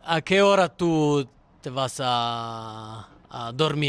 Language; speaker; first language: Spanish; non-native, learner; Italian